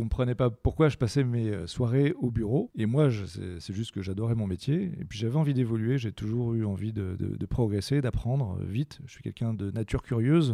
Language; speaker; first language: French; native; French